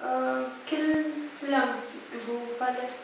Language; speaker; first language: French; non-native, learner; Romanian